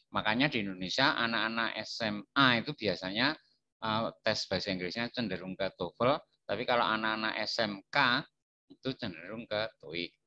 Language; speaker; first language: Indonesian; non-native, local second language; Javanese